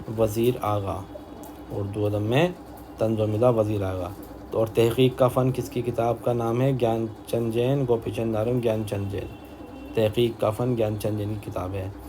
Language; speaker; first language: Urdu; native; Urdu